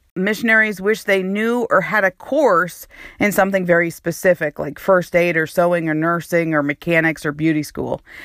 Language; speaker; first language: English; native; English